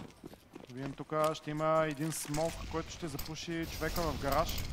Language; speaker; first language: Bulgarian; native; Bulgarian